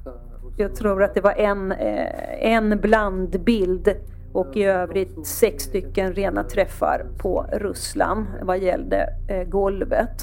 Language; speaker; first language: Swedish; native; Swedish